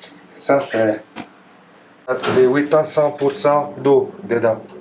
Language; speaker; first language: French; non-native, learner; Italian